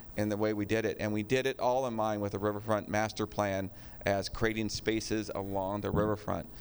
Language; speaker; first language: English; native; English